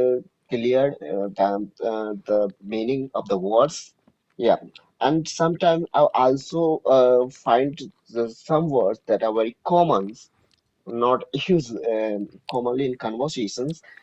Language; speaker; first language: English; non-native, learner; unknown